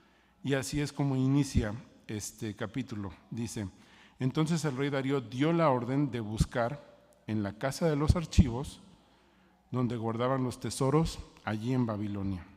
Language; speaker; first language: Spanish; native; Spanish